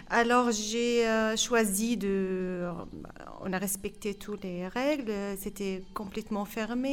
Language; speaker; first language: French; non-native, fluent; Arabic